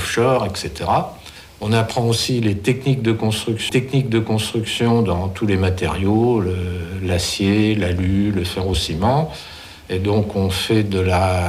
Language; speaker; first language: French; native; French